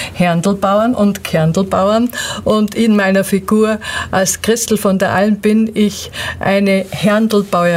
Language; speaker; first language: German; native; German